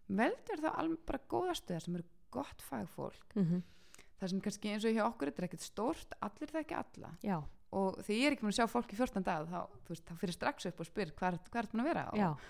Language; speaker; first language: Icelandic; early bilingual, heritage; Icelandic